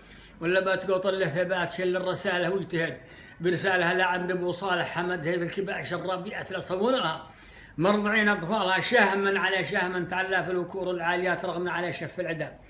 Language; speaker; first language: Arabic; native; Arabic